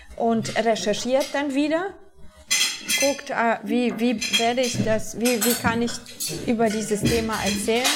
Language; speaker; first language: German; non-native, fluent; Polish